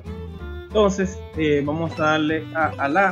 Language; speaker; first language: Spanish; native; Spanish